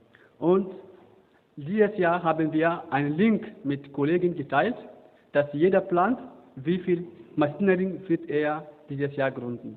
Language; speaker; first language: German; non-native, learner; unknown